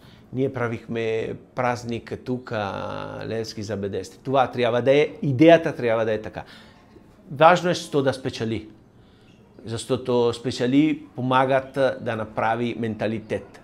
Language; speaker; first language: Bulgarian; non-native, learner; Italian